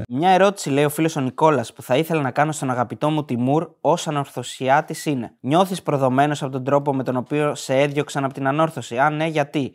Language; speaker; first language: Greek; native; Greek